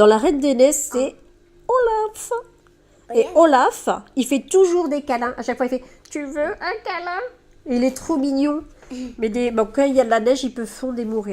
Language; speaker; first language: French; native; French